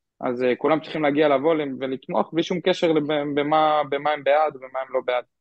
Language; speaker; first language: Hebrew; native; Hebrew